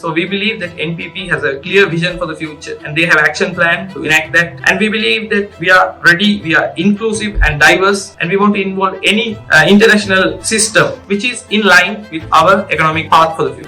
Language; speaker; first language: English; non-native, local second language; Tamil